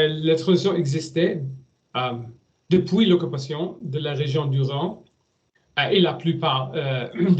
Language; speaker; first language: French; non-native, learner; German